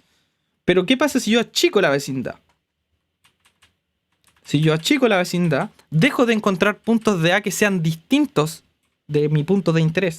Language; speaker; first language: Spanish; native; Spanish